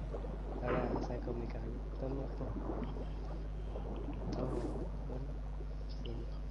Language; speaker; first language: Spanish; native; Spanish